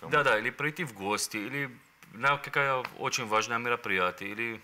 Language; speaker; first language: Russian; non-native, learner; Arabic